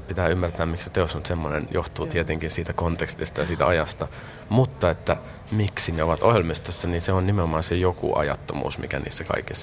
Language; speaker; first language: Finnish; native; Finnish